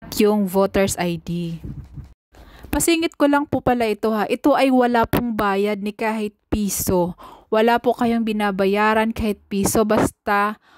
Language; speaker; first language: Filipino; native; Filipino